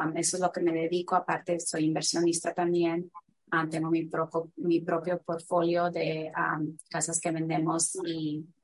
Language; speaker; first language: Spanish; early bilingual, heritage; Spanish